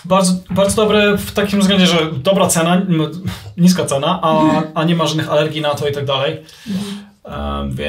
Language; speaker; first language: Polish; native; Polish